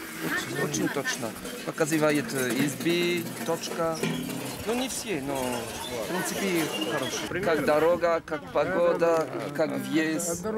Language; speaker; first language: Russian; non-native, learner; French